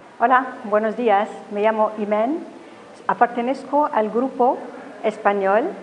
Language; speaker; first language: Spanish; non-native, learner; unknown